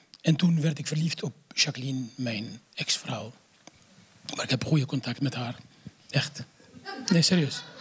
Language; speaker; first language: Dutch; non-native, fluent; Arabic